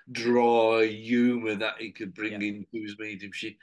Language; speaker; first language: English; native; English